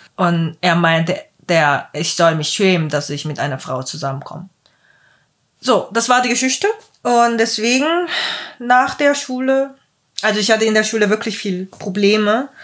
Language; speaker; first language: German; non-native, fluent; Korean